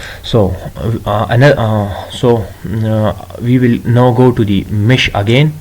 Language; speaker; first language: English; non-native, local second language; Urdu